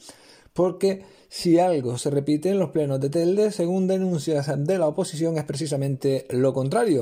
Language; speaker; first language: Spanish; native; Spanish